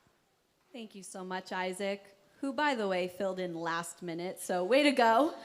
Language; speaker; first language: English; native; English